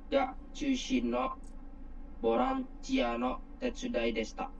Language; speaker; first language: Japanese; non-native, learner; Indonesian